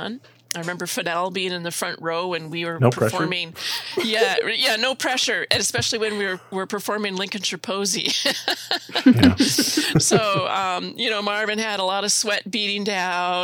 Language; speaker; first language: English; native; English